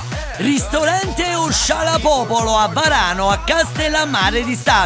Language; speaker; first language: Italian; native; Italian